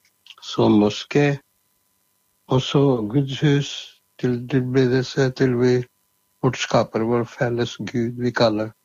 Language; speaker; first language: Norwegian; non-native, learner; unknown